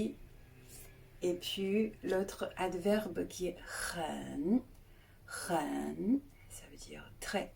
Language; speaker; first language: French; non-native, fluent; Chinese